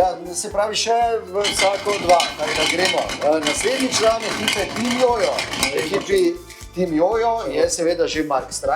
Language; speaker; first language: Slovenian; native; Slovenian